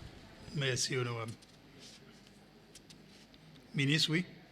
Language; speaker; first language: French; non-native, local second language; Seselwa Creole French